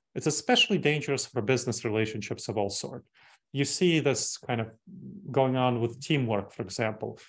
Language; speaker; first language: English; early bilingual, other home language; Russian